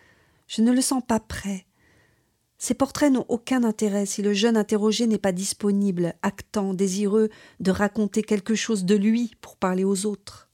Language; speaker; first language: French; native; French